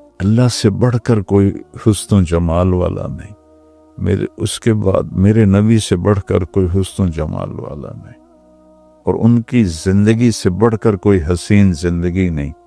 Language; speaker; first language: Urdu; non-native, local second language; Punjabi